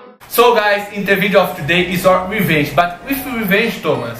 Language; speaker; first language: English; non-native, learner; Portuguese